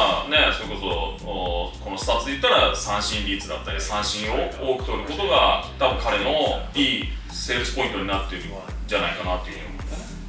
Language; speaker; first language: Japanese; native; Japanese